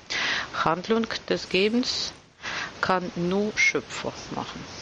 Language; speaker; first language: German; non-native, fluent; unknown